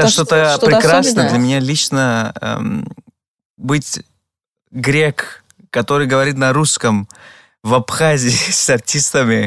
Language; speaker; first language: Russian; non-native, fluent; Greek